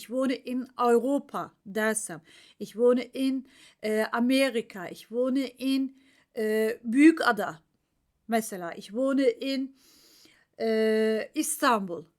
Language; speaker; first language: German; non-native, fluent; Turkish